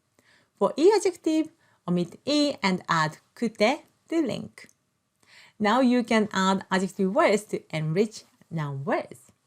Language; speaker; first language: English; non-native, local second language; Japanese